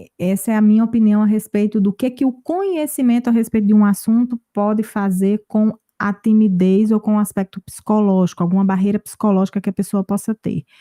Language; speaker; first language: Portuguese; native; Portuguese